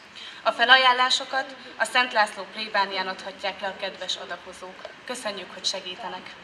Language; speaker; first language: Hungarian; native; Hungarian